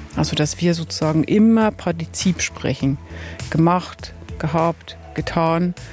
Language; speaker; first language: German; native; German